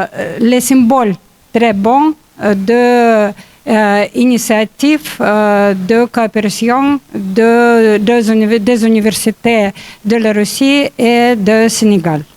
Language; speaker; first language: French; non-native, learner; Russian